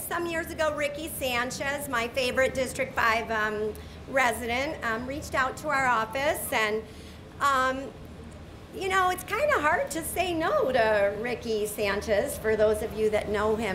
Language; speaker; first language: English; native; English